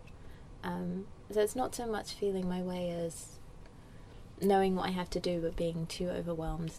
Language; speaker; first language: English; native; English